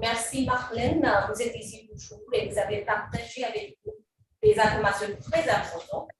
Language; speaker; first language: French; non-native, learner; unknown